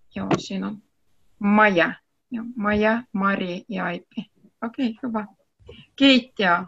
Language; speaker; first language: Finnish; non-native, learner; Russian